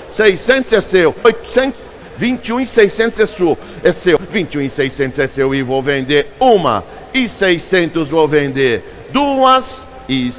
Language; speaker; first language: Portuguese; native; Portuguese